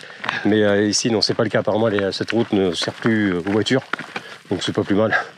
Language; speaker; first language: French; native; French